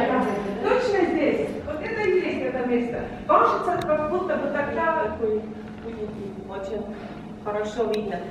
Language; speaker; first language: Russian; non-native, local second language; Estonian